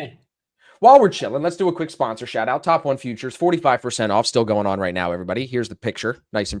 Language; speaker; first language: English; native; English